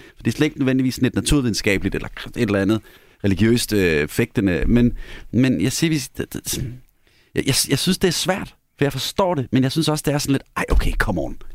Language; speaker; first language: Danish; native; Danish